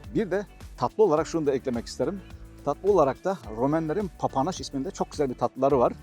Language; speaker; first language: Turkish; native; Turkish